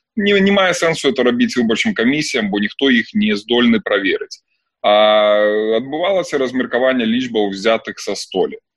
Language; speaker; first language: Belarusian; non-native, local second language; Russian